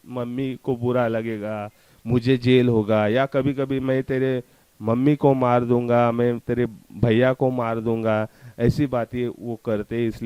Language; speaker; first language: Hindi; non-native, local second language; Marathi